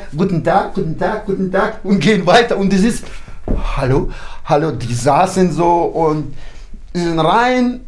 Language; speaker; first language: German; early bilingual, heritage; German